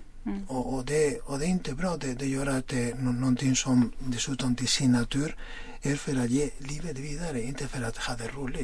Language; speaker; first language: Swedish; non-native, fluent; Spanish